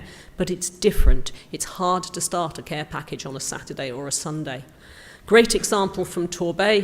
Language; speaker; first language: English; native; English